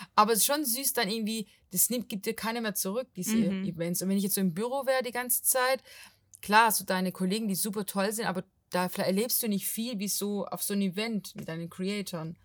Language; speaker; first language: German; non-native, fluent; Portuguese